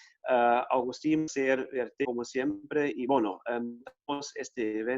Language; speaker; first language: Spanish; non-native, fluent; German